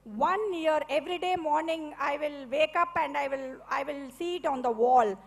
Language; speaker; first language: English; non-native, local second language; Tamil